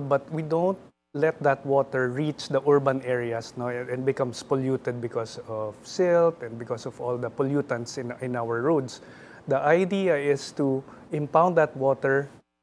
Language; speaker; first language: English; non-native, local second language; Filipino